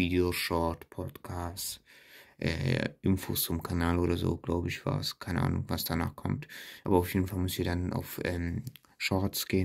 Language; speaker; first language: German; early bilingual, other home language; Turkish